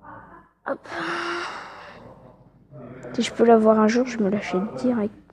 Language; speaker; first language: French; native; French